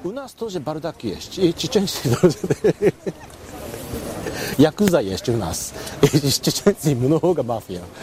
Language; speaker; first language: Russian; non-native, learner; Japanese